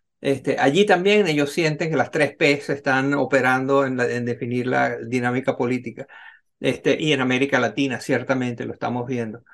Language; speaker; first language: Spanish; native; Spanish